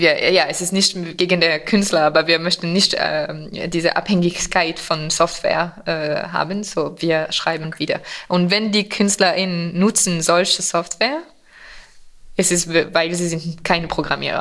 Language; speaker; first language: German; non-native, fluent; French